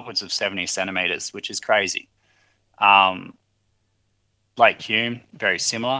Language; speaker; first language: English; native; English